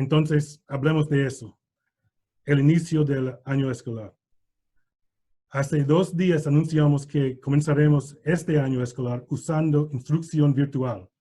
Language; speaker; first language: Spanish; non-native, learner; English